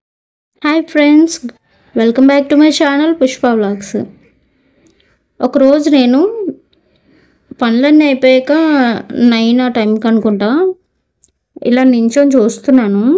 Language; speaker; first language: Telugu; native; Telugu